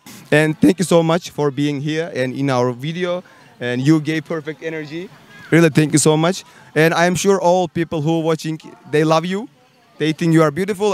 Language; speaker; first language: English; non-native, learner; Turkish